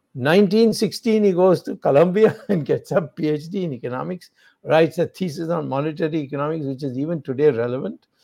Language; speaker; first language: English; non-native, local second language; Tamil